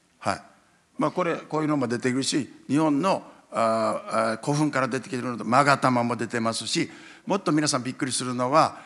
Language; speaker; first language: Japanese; native; Japanese